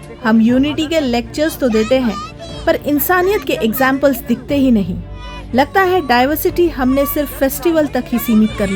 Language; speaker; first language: Hindi; native; Hindi